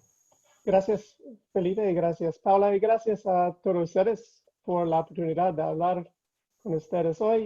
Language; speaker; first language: Spanish; non-native, fluent; English